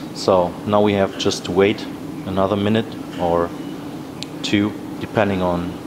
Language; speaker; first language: English; non-native, fluent; German